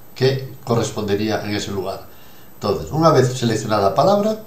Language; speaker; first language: Spanish; non-native, local second language; Galician